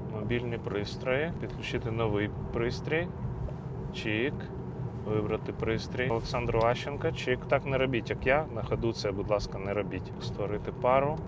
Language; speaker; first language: Ukrainian; non-native, local second language; Russian